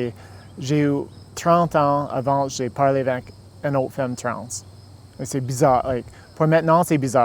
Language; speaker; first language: French; non-native, local second language; English